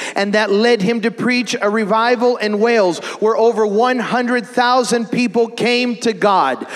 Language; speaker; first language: English; native; English